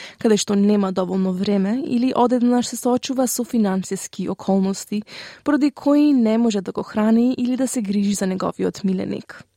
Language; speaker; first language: Macedonian; native; Macedonian